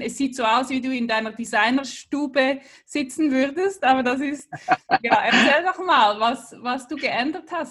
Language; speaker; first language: German; native; German